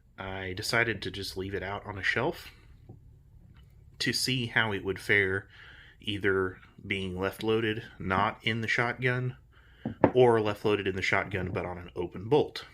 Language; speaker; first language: English; native; English